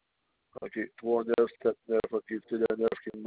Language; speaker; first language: French; native; French